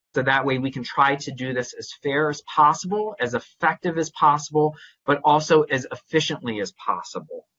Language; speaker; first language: English; native; English